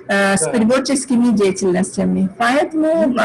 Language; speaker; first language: Russian; non-native, fluent; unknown